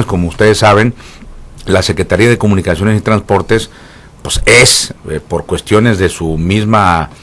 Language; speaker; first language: Spanish; native; Spanish